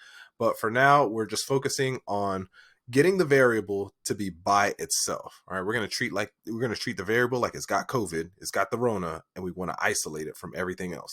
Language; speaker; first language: English; native; English